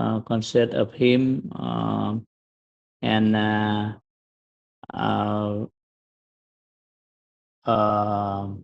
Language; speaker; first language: English; non-native, learner; Vietnamese